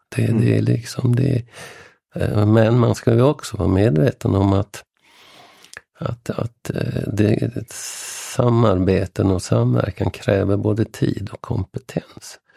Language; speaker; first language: Swedish; native; Swedish